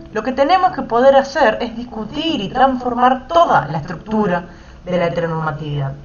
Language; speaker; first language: Spanish; native; Spanish